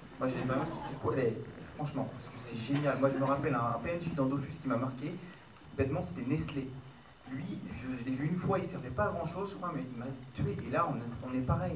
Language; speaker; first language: French; native; French